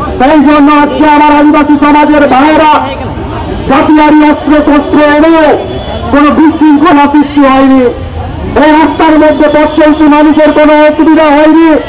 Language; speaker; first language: Bangla; non-native, local second language; Santali